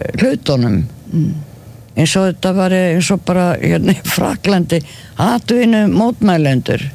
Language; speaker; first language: Icelandic; non-native, fluent; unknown